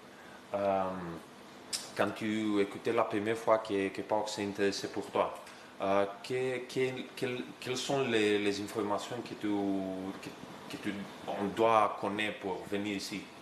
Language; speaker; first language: French; non-native, learner; Greek